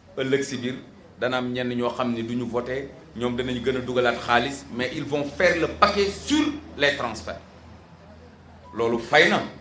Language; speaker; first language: Wolof; native; Wolof